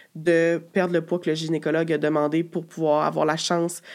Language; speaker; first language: French; native; French